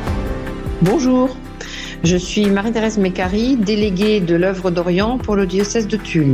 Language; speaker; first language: French; native; French